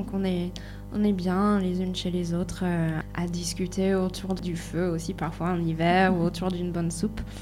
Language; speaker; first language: French; non-native, fluent; English